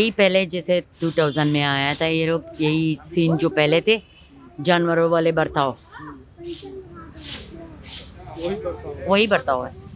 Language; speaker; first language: Hindi; non-native, fluent; Pashto